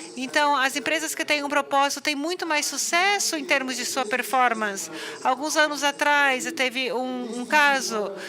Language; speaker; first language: Portuguese; non-native, fluent; English